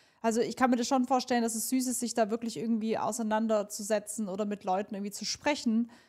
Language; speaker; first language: German; native; German